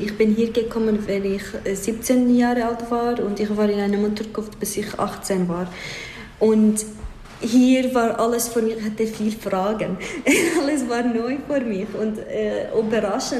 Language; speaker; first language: German; non-native, fluent; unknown